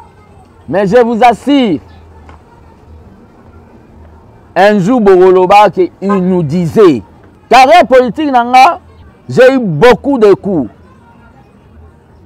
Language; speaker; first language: French; non-native, local second language; Lingala